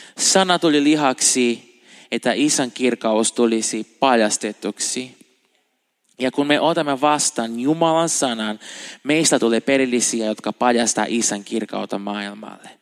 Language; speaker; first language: Finnish; non-native, fluent; Portuguese